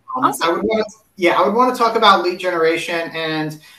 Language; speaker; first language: English; native; English